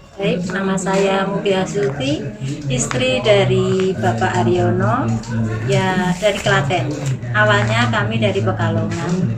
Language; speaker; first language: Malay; non-native, local second language; Javanese